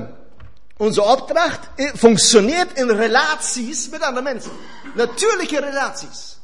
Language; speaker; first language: German; non-native, learner; Dutch